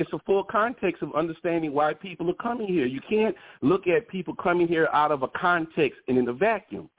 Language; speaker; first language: English; native; English